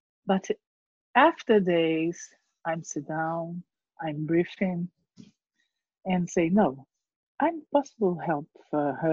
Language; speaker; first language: English; non-native, learner; Portuguese